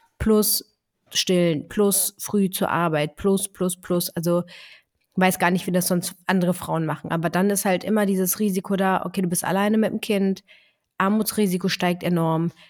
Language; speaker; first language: German; early bilingual, other home language; Greek